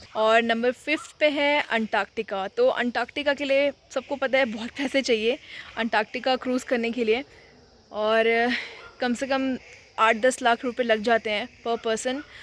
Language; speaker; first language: Hindi; native; Hindi